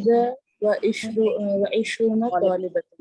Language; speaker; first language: Arabic; non-native, learner; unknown